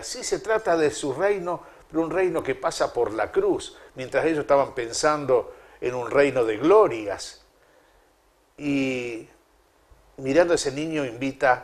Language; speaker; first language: Spanish; native; Spanish